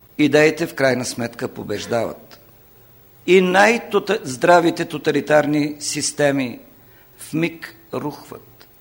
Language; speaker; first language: Bulgarian; non-native, local second language; Turkish